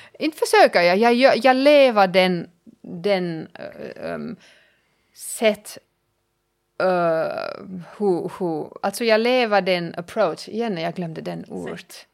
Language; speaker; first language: Swedish; non-native, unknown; German